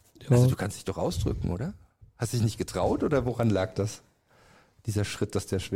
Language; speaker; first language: German; native; German